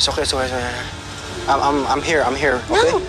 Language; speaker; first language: English; non-native, learner; Sundanese